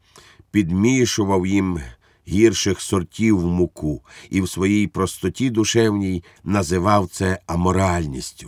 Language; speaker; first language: Ukrainian; native; Ukrainian